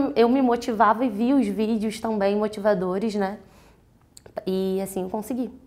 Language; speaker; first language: Portuguese; native; Portuguese